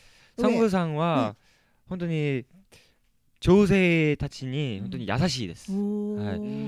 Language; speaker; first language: Japanese; non-native, learner; Korean